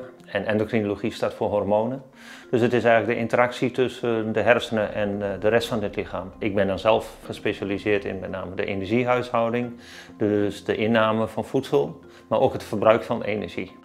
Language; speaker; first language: Dutch; native; Dutch